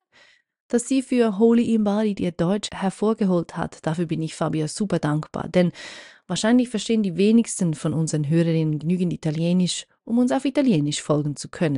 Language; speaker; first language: German; native; German